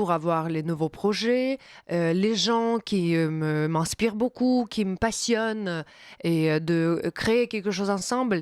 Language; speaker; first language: French; non-native, fluent; Russian